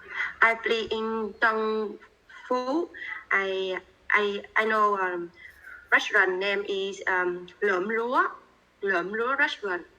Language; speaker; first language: English; non-native, learner; Vietnamese